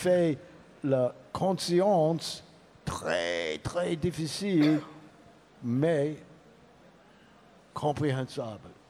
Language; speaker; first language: French; non-native, learner; English